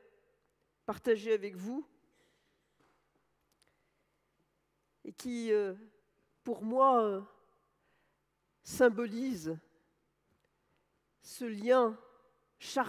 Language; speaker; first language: French; native; French